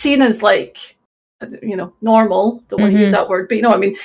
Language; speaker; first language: English; native; English